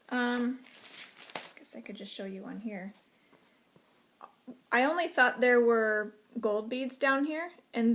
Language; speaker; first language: English; native; English